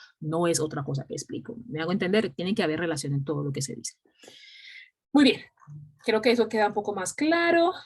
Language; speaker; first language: Spanish; non-native, local second language; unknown